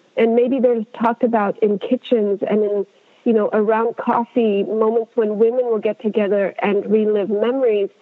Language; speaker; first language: English; non-native, fluent; Amharic